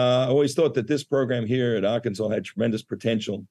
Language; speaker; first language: English; native; English